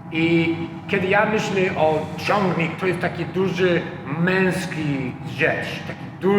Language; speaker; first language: Polish; non-native, learner; English